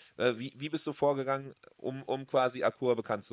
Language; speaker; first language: German; native; German